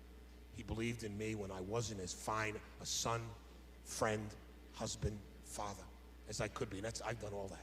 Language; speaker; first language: English; native; English